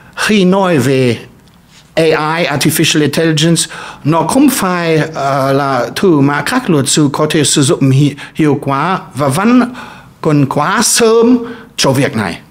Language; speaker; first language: Vietnamese; non-native, fluent; German